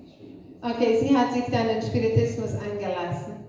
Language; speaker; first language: German; non-native, fluent; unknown